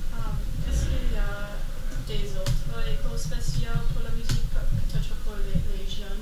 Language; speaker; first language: French; non-native, learner; English